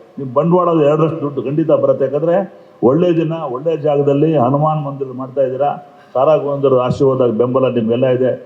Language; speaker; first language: Kannada; native; Kannada